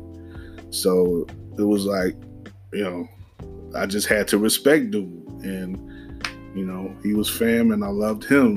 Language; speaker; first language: English; native; English